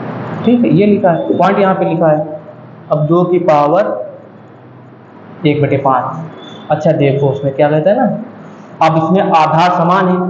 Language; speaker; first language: Hindi; native; Hindi